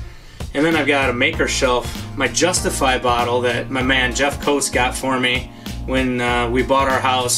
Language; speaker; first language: English; native; English